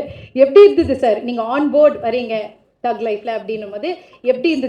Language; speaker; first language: Tamil; native; Tamil